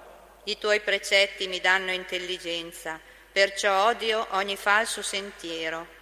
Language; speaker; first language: Italian; native; Italian